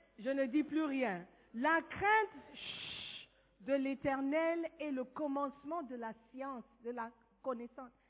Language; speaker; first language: French; non-native, fluent; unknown